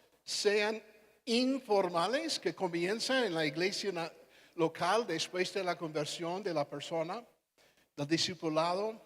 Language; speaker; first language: Spanish; non-native, fluent; English